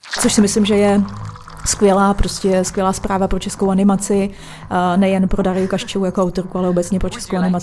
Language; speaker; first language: Czech; native; Czech